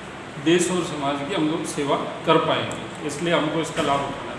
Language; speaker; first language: Hindi; native; Hindi